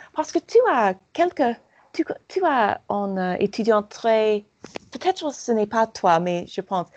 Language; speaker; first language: French; non-native, learner; English